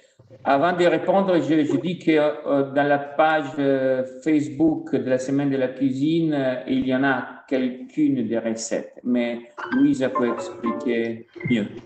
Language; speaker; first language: French; non-native, fluent; Italian